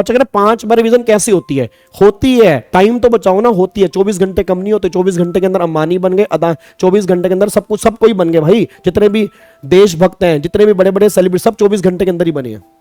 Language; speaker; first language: Hindi; native; Hindi